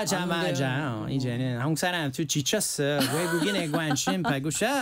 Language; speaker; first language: Korean; non-native, learner; French